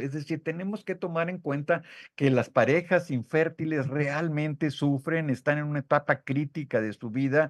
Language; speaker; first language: Spanish; native; Spanish